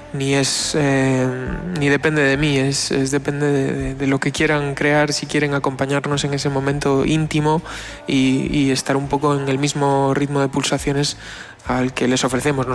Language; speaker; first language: Spanish; native; Spanish